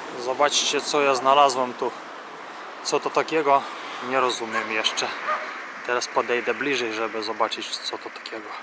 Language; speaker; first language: Polish; non-native, fluent; Russian